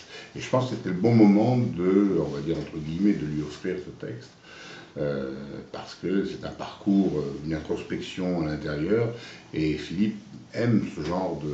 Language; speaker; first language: French; native; French